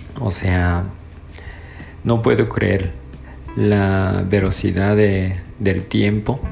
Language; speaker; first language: Spanish; non-native, fluent; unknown